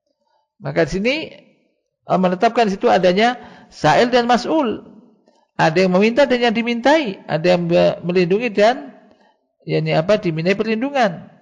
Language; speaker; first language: Indonesian; native; Indonesian